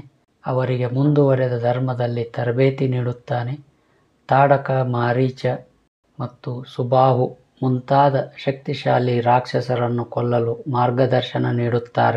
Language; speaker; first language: Kannada; native; Kannada